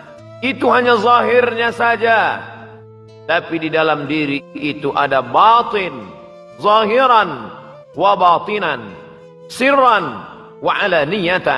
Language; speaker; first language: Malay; native; Malay